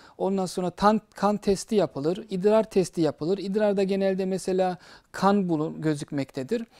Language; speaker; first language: Turkish; early bilingual, heritage; Turkish